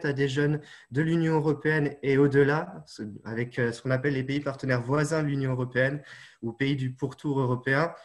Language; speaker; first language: French; native; French